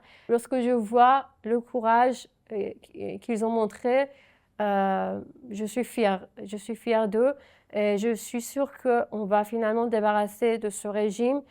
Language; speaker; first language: French; non-native, fluent; Persian